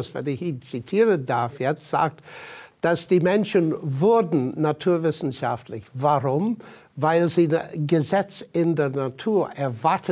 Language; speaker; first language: German; non-native, fluent; English